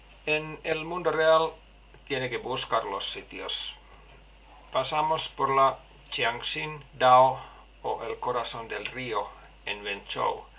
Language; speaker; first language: Spanish; non-native, fluent; Finnish